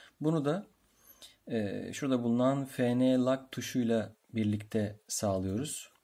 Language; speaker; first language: Turkish; native; Turkish